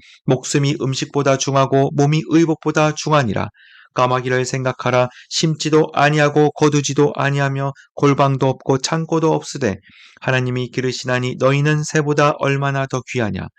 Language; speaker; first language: Korean; native; Korean